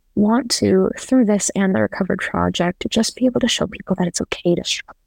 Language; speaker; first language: English; native; English